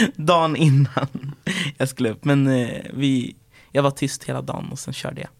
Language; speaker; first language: Swedish; early bilingual, other home language; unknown